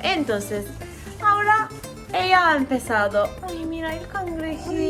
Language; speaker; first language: Spanish; non-native, fluent; Turkish